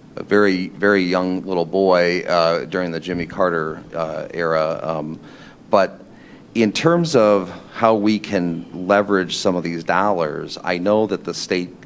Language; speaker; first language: English; native; English